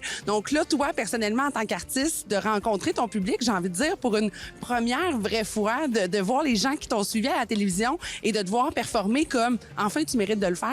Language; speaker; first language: French; native; French